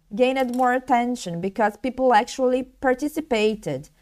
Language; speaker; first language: English; non-native, learner; Portuguese